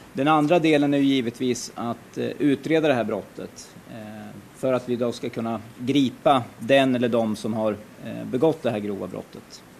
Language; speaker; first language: Swedish; native; Swedish